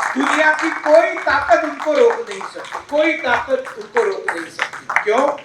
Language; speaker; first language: Hindi; non-native, local second language; Marathi